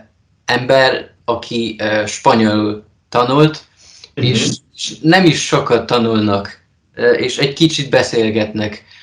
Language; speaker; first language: Hungarian; non-native, learner; Polish